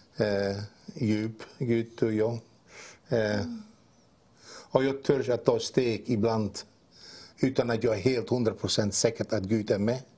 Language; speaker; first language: Swedish; non-native, fluent; Dutch